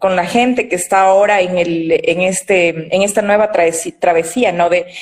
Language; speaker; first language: Spanish; native; Spanish